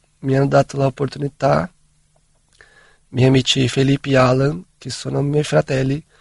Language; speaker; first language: Italian; non-native, fluent; Portuguese